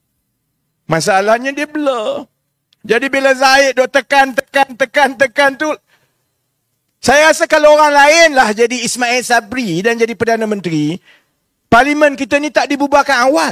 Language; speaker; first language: Malay; native; Malay